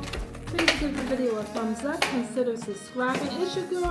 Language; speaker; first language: English; native; English